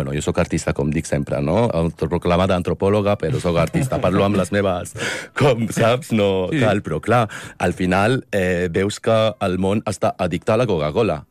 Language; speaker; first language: Catalan; non-native, fluent; Arabic